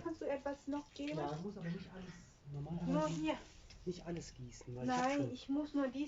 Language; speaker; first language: German; non-native, learner; Thai